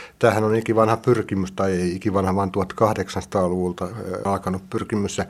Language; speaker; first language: Finnish; native; Finnish